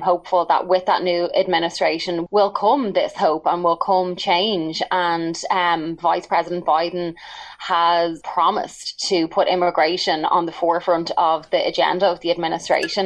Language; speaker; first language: English; native; English